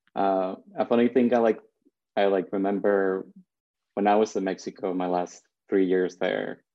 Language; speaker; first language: English; early bilingual, other home language; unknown